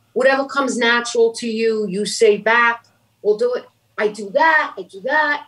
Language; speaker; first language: English; native; English